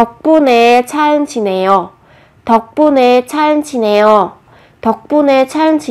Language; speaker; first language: Korean; non-native, fluent; Vietnamese